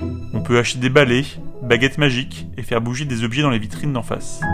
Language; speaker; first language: French; native; French